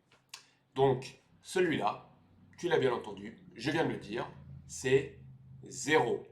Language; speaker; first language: French; native; French